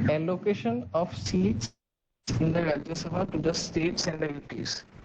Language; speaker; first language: English; non-native, local second language; Assamese